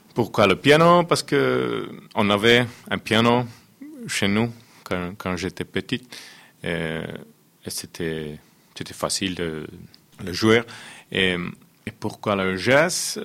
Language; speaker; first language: French; non-native, fluent; Finnish